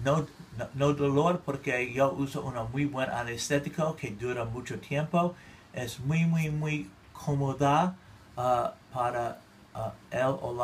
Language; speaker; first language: Spanish; non-native, learner; English